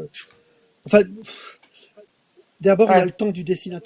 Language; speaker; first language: French; native; French